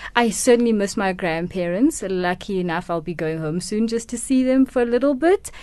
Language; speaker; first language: English; non-native, local second language; Tswana